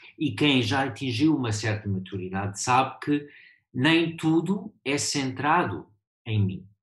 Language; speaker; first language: Portuguese; early bilingual, heritage; Portuguese